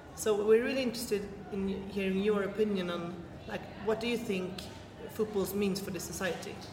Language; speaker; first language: English; non-native, fluent; Swedish